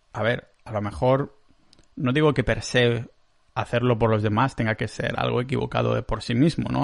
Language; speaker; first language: Spanish; non-native, local second language; Catalan